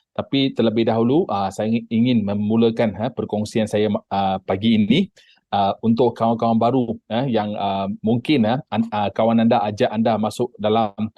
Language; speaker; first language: Malay; non-native, local second language; Tamil